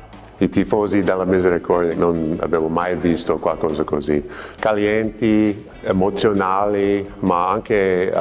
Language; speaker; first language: Italian; non-native, fluent; English